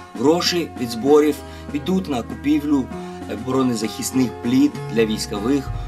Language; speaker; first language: Ukrainian; non-native, fluent; Russian